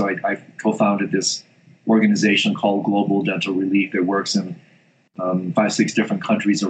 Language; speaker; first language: English; native; English